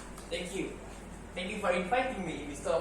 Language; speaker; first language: English; non-native, learner; Indonesian